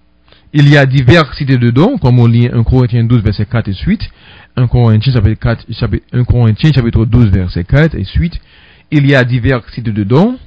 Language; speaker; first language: French; non-native, local second language; Haitian Creole